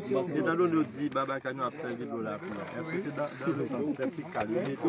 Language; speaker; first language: French; non-native, local second language; Haitian Creole